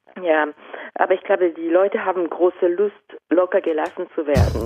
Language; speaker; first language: German; non-native, fluent; Japanese